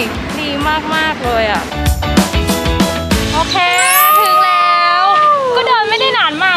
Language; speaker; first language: Thai; native; Thai